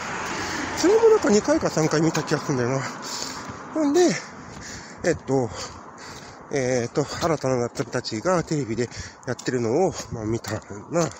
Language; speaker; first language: Japanese; native; Japanese